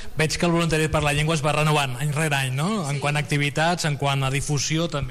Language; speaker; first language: Catalan; native; Catalan